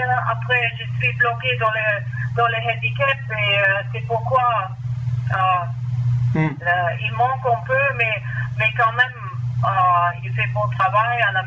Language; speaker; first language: French; non-native, learner; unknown